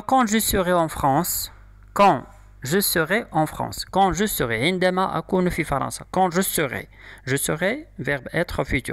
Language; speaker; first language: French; non-native, local second language; Arabic